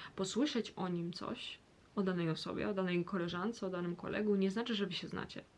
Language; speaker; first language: Polish; early bilingual, heritage; Polish